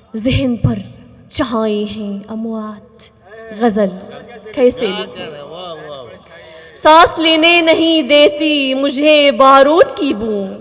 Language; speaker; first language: Urdu; non-native, fluent; Arabic